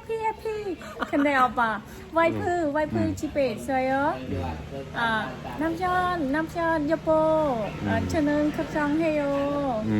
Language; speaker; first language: Korean; non-native, learner; Khmer